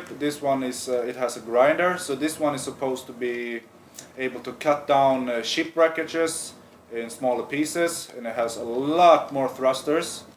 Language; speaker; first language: English; non-native, fluent; Swedish